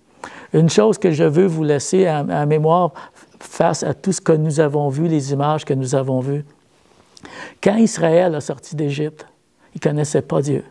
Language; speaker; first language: French; native; French